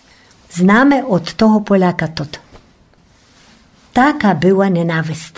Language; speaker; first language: Polish; non-native, local second language; Rusyn